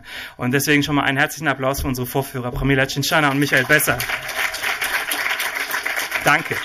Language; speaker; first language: German; native; German